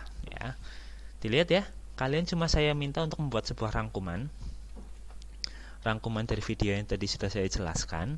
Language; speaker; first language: Indonesian; native; Indonesian